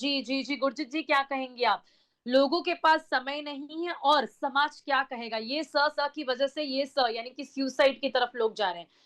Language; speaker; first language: Hindi; non-native, local second language; Gujarati